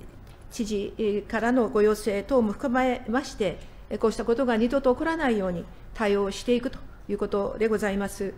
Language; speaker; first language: Japanese; native; Japanese